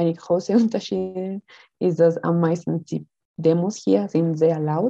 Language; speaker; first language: German; non-native, learner; Spanish